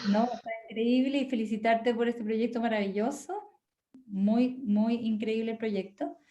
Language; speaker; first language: Spanish; native; Spanish